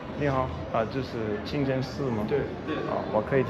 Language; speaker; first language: Chinese; non-native, learner; English